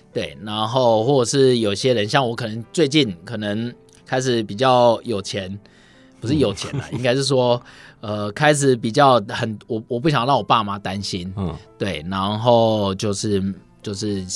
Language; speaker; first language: Chinese; native; Chinese